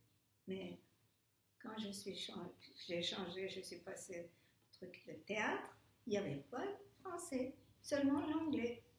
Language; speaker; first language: French; non-native, fluent; Turkish